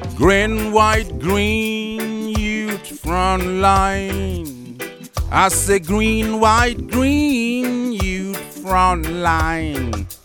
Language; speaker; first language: German; non-native, fluent; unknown